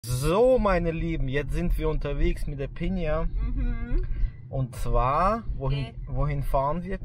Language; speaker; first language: German; native; German